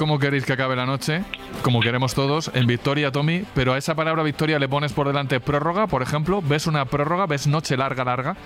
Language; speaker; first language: Spanish; native; Spanish